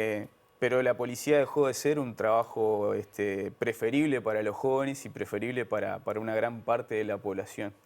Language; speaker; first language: Spanish; native; Spanish